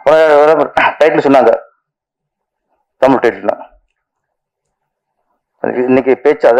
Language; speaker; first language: Tamil; native; Tamil